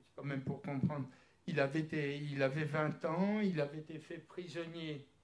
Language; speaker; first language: French; early bilingual, other home language; Polish